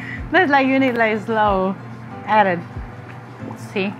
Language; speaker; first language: English; non-native, learner; Spanish